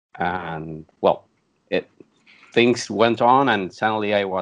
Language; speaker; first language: English; non-native, fluent; Spanish